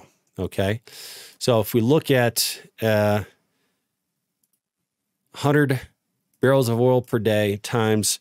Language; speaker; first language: English; native; English